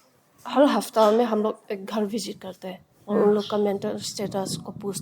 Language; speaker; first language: Hindi; non-native, local second language; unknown